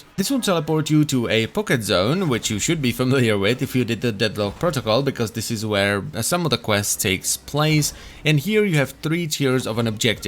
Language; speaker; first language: English; non-native, fluent; Czech